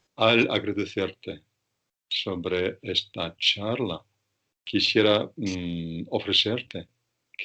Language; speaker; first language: Spanish; non-native, fluent; Russian